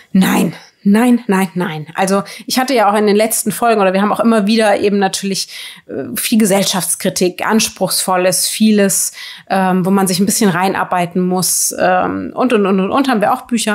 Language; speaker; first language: German; native; German